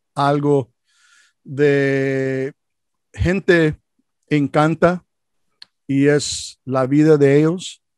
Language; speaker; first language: Spanish; non-native, fluent; English